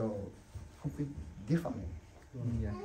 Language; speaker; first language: English; non-native, learner; Japanese